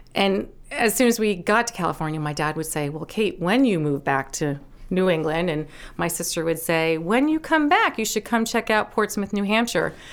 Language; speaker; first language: English; native; English